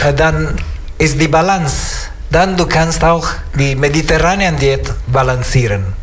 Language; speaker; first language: German; non-native, learner; Italian